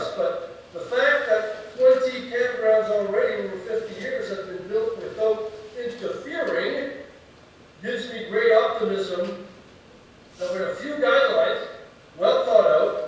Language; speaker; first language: English; native; English